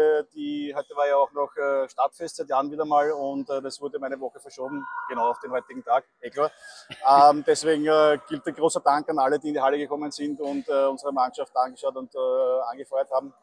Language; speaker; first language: German; native; German